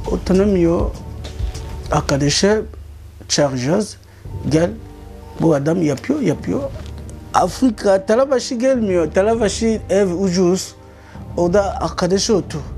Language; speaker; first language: Turkish; non-native, learner; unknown